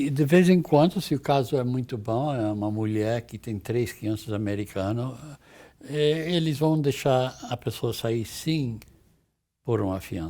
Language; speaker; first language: Portuguese; non-native, fluent; English